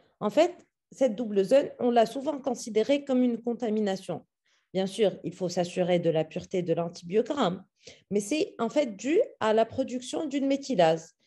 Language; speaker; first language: French; non-native, local second language; Arabic